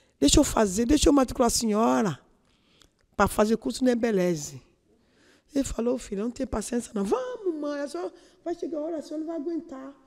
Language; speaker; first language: Portuguese; non-native, learner; Yoruba